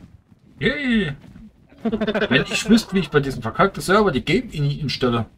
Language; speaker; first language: German; native; German